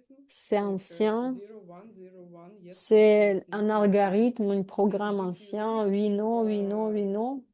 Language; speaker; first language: French; non-native, fluent; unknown